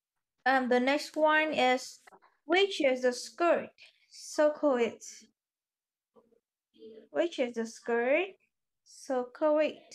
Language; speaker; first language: English; non-native, fluent; Vietnamese